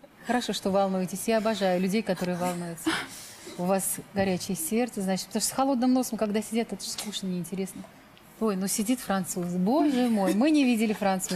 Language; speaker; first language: Russian; native; Russian